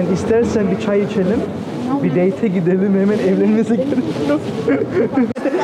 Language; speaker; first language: Turkish; early bilingual, heritage; Turkish